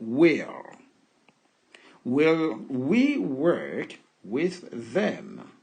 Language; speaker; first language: English; non-native, learner; French